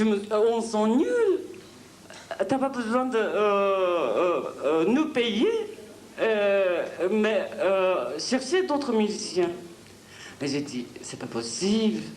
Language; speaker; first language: French; non-native, fluent; Japanese